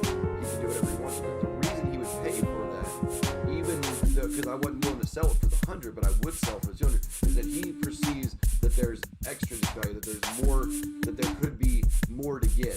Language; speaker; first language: English; native; English